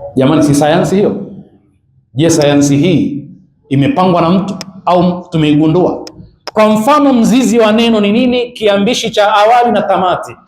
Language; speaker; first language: Swahili; native; Swahili